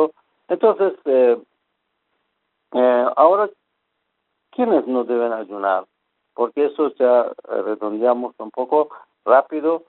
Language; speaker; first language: Spanish; non-native, fluent; Persian